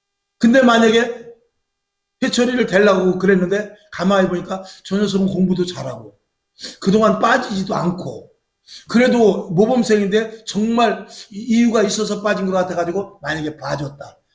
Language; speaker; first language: Korean; native; Korean